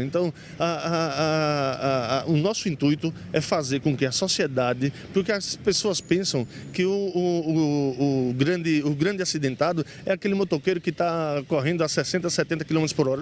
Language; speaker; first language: Portuguese; native; Portuguese